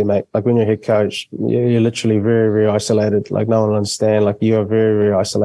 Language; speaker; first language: English; native; English